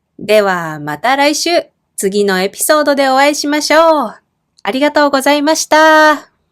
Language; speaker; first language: Japanese; native; Japanese